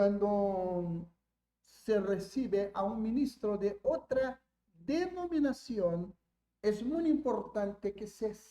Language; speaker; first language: Spanish; non-native, fluent; Portuguese